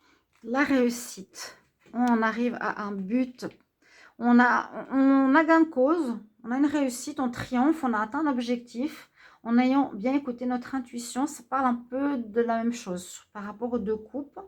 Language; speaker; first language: French; native; French